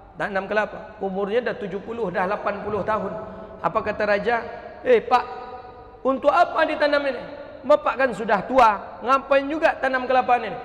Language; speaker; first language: Malay; non-native, local second language; Minangkabau